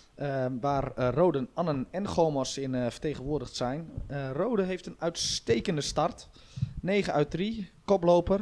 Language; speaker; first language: Dutch; native; Dutch